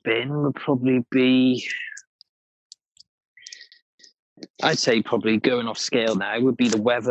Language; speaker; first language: English; native; English